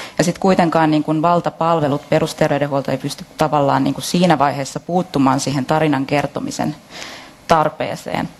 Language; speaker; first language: Finnish; native; Finnish